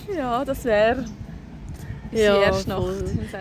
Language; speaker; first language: German; native; German